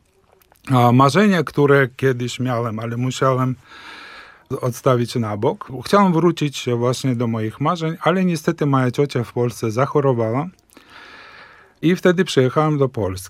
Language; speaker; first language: Polish; early bilingual, heritage; Polish